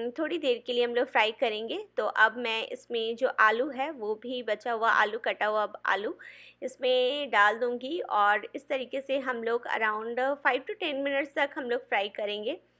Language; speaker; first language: Hindi; non-native, local second language; Bangla